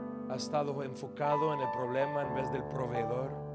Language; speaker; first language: Spanish; non-native, fluent; English